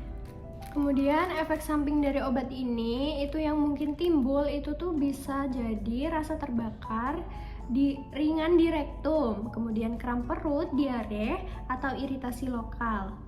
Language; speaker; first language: Indonesian; native; Indonesian